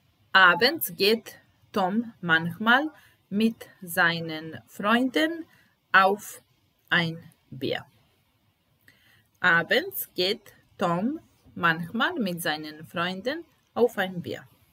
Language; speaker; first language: German; non-native, fluent; Italian